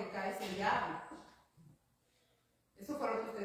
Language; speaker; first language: Spanish; native; Spanish